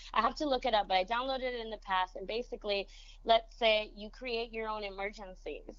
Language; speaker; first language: English; early bilingual, other home language; Spanish